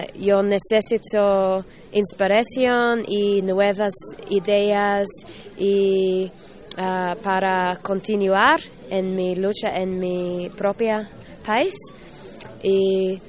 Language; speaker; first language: Spanish; non-native, learner; English